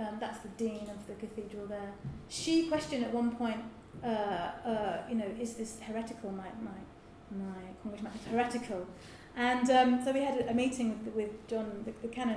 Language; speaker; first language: English; native; English